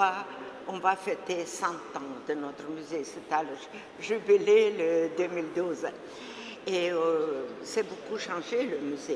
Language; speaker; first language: French; non-native, fluent; Russian